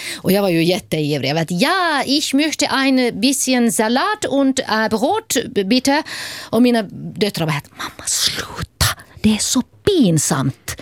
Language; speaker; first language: Swedish; native; Swedish